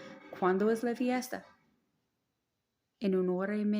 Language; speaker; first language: Spanish; non-native, learner; English